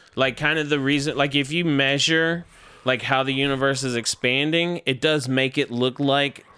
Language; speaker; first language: English; native; English